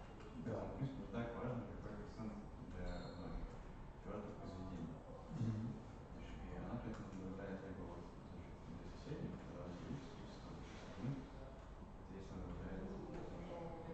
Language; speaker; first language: Russian; native; Russian